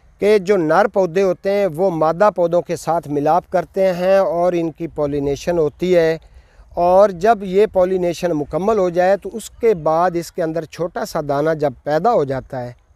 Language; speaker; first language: Urdu; non-native, local second language; Punjabi